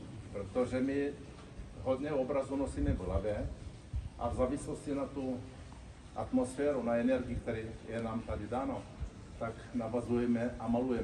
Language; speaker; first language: Czech; non-native, fluent; Romanian